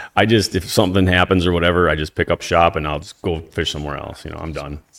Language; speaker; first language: English; native; English